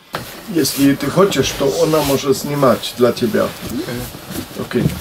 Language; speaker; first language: Russian; non-native, learner; German